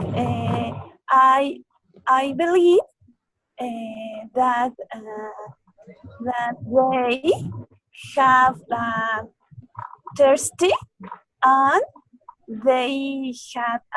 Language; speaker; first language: English; non-native, learner; Spanish